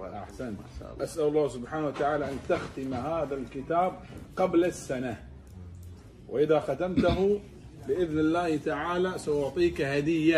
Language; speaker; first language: Arabic; native; Arabic